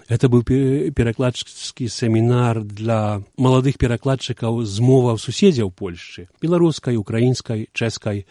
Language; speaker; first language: Belarusian; native; Belarusian